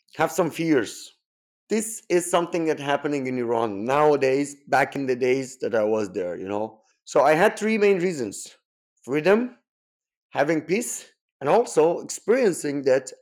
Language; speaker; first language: English; non-native, fluent; Persian